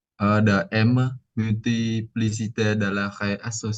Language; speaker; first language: French; non-native, learner; Vietnamese